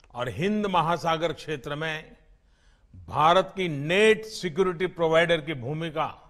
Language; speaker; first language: Hindi; non-native, local second language; Gujarati